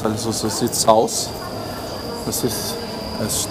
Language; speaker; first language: German; non-native, learner; Ukrainian